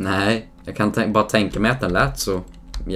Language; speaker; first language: Swedish; native; Swedish